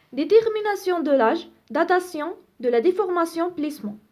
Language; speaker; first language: French; non-native, local second language; Arabic